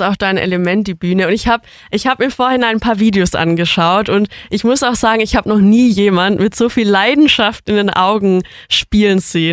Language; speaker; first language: German; native; German